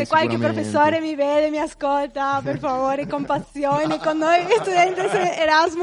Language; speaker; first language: Italian; non-native, fluent; Spanish